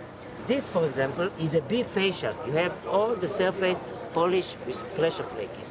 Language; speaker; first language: English; non-native, fluent; Hebrew